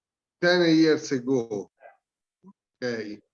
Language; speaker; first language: English; non-native, learner; Italian